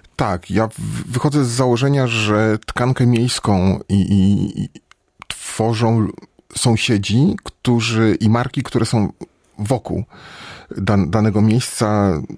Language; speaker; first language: Polish; native; Polish